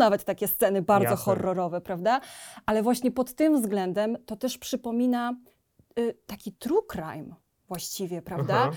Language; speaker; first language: Polish; native; Polish